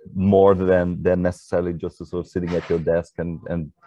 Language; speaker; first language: English; non-native, fluent; Hungarian